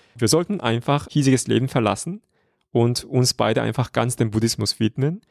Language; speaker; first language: German; non-native, fluent; Korean